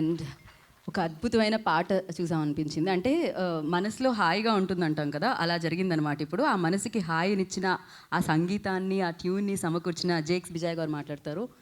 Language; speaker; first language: Telugu; native; Telugu